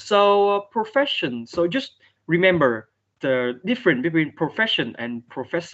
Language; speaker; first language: English; non-native, fluent; Vietnamese